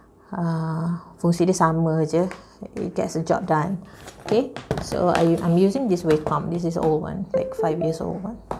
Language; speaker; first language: English; non-native, local second language; Malay